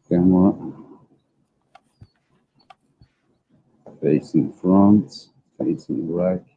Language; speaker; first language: English; non-native, learner; Dutch